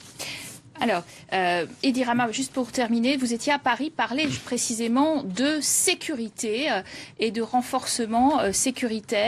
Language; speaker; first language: French; native; French